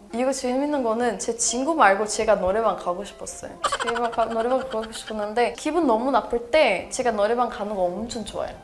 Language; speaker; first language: Korean; non-native, learner; English